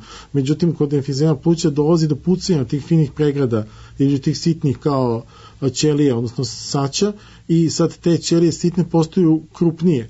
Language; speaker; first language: Serbian; native; Serbian